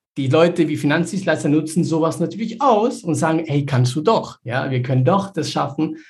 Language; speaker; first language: German; early bilingual, other home language; Spanish